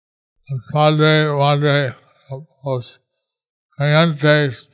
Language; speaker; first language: Spanish; non-native, learner; English